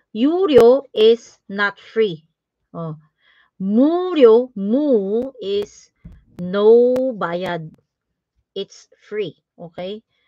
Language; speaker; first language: English; non-native, local second language; Filipino